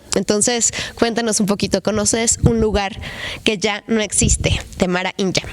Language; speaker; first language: Spanish; native; Spanish